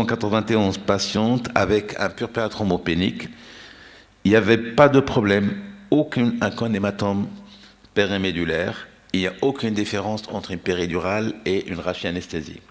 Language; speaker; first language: French; non-native, local second language; Arabic